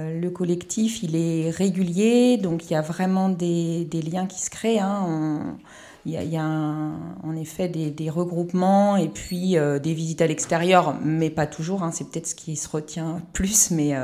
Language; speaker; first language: French; native; French